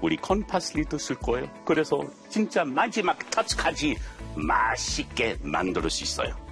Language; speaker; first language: Korean; non-native, learner; English